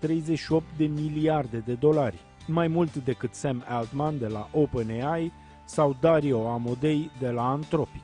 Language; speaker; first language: Romanian; native; Romanian